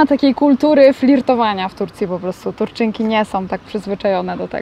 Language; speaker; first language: Polish; native; Polish